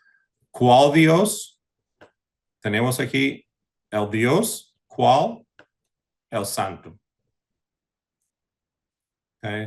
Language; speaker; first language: Spanish; early bilingual, heritage; English